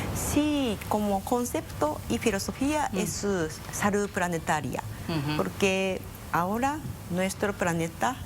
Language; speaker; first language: Spanish; non-native, fluent; Japanese